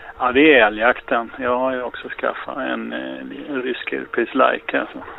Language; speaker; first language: Swedish; native; Swedish